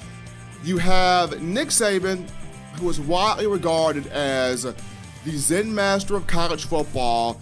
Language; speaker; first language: English; native; English